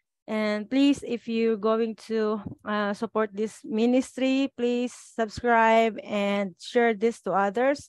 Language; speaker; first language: English; non-native, local second language; Filipino